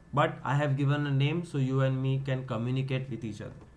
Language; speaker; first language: Hindi; non-native, local second language; Gujarati